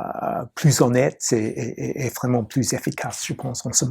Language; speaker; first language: French; non-native, fluent; English